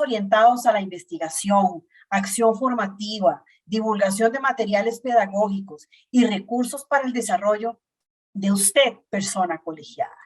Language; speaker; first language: Spanish; native; Spanish